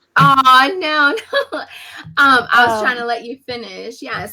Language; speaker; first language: English; native; English